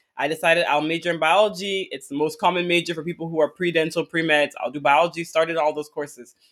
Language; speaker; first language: English; early bilingual, other home language; Akan